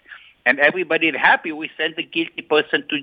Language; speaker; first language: English; non-native, fluent; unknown